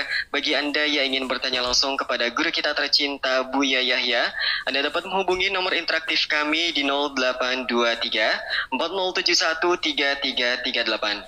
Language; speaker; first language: Indonesian; native; Indonesian